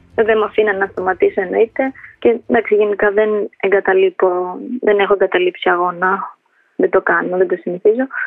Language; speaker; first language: Greek; early bilingual, other home language; Albanian